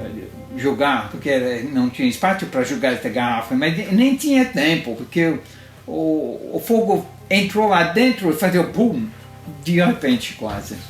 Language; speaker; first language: Portuguese; non-native, fluent; Italian